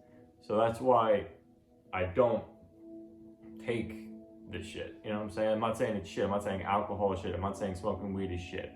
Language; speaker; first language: English; native; English